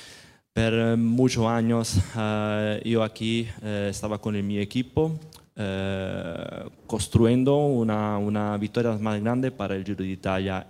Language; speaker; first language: Spanish; non-native, learner; Italian